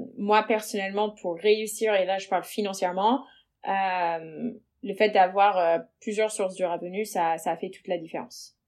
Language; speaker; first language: French; non-native, fluent; English